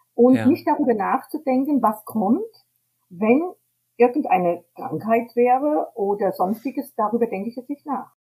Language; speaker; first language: German; native; German